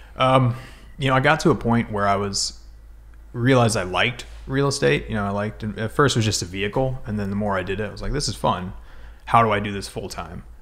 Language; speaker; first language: English; native; English